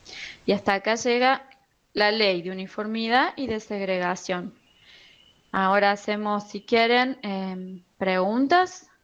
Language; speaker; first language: Spanish; native; Spanish